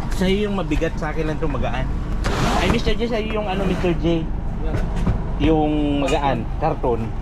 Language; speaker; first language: Filipino; non-native, local second language; Cebuano